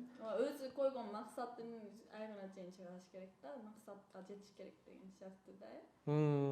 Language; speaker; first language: Kyrgyz; non-native, fluent; Japanese